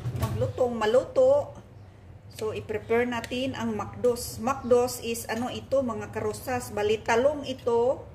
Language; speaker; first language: Filipino; non-native, local second language; Cebuano